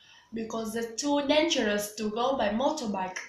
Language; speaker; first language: English; non-native, learner; Vietnamese